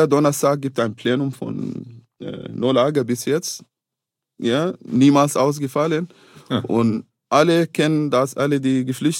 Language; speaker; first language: German; non-native, fluent; Arabic